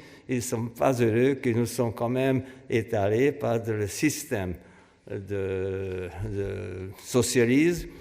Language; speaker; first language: French; non-native, fluent; Hungarian